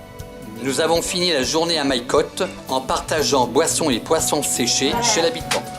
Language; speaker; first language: French; native; French